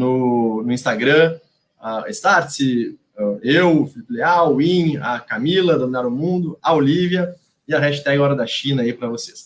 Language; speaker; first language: Portuguese; native; Portuguese